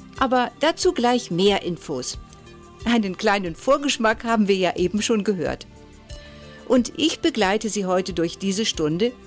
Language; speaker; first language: German; native; German